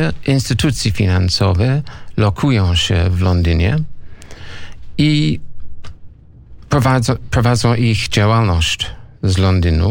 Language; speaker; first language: Polish; non-native, fluent; English